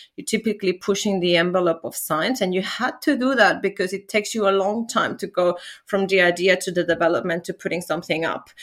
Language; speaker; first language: English; non-native, fluent; Spanish